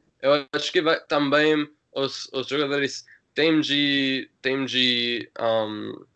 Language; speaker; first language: Portuguese; non-native, learner; English